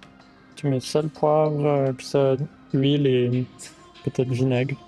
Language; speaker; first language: French; native; French